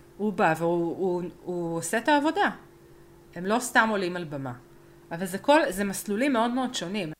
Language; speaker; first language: Hebrew; early bilingual, other home language; Spanish